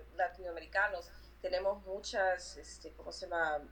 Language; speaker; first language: Spanish; native; Spanish